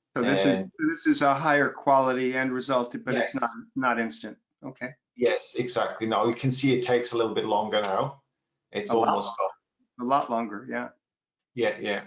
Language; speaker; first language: English; non-native, fluent; German